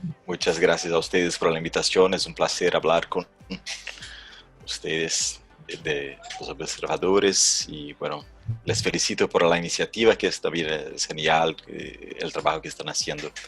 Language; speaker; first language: Spanish; non-native, fluent; Portuguese